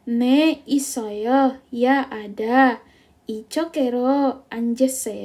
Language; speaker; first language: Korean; non-native, fluent; Indonesian